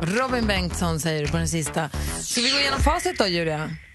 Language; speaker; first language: Swedish; native; Swedish